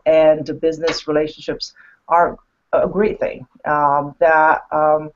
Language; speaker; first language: English; non-native, fluent; Chinese